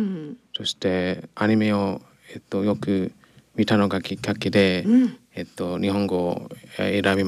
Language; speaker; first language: Japanese; non-native, learner; English